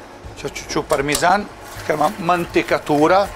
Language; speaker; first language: Russian; non-native, learner; Italian